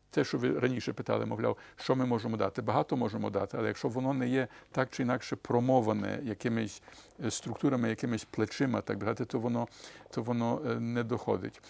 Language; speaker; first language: Ukrainian; early bilingual, heritage; Ukrainian